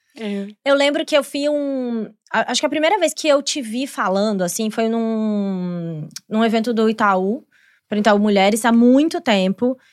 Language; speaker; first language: Portuguese; native; Portuguese